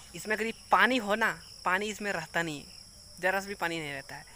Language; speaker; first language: Hindi; native; Hindi